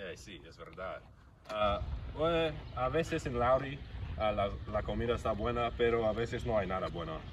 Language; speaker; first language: Spanish; non-native, learner; English